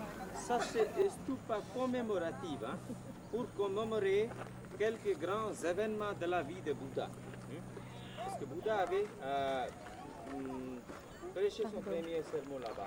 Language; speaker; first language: French; non-native, local second language; Hindi